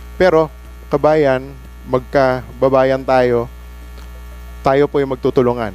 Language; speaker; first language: Filipino; native; Filipino